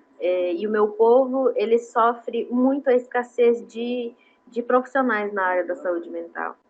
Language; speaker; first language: Portuguese; non-native, local second language; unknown